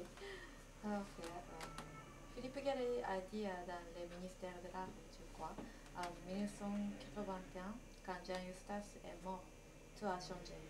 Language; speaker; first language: French; non-native, learner; Japanese